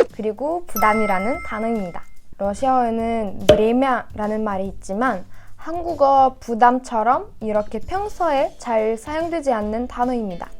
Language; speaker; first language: Korean; non-native, fluent; Russian